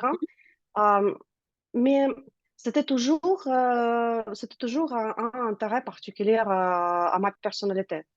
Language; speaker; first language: French; non-native, learner; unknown